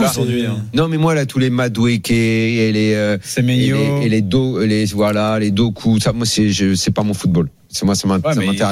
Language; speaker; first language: French; native; French